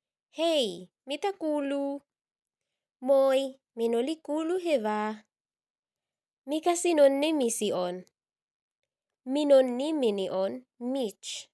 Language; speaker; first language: Finnish; non-native, learner; Cebuano